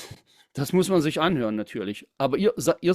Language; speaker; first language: German; native; German